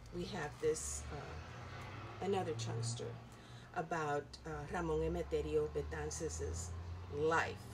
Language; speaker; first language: English; non-native, local second language; Spanish